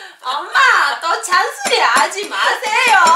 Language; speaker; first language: Korean; non-native, fluent; Russian